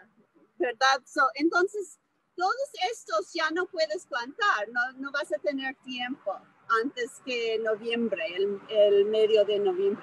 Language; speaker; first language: Spanish; non-native, fluent; English